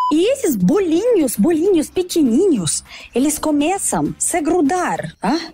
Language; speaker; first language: Portuguese; non-native, fluent; Russian